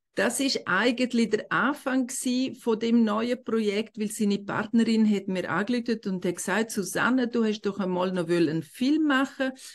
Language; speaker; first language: German; non-native, local second language; Romansh